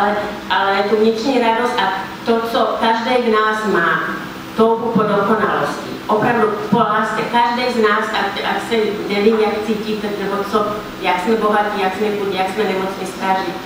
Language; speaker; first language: Czech; non-native, fluent; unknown